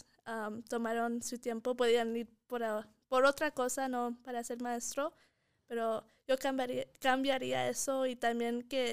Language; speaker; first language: Spanish; early bilingual, heritage; Spanish